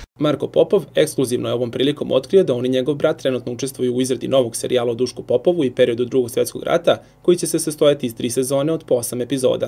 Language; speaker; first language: Serbian; native; Serbian